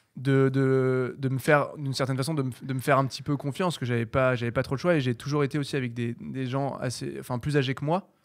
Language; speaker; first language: French; native; French